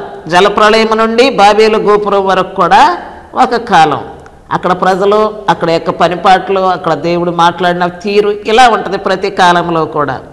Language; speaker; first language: Telugu; native; Telugu